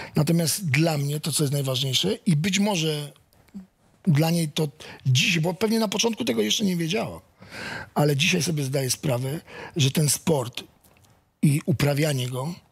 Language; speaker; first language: Polish; native; Polish